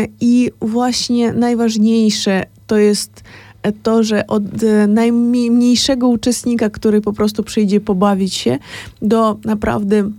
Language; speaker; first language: Polish; non-native, fluent; Ukrainian